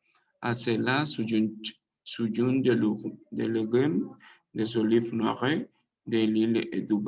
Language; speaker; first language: French; non-native, learner; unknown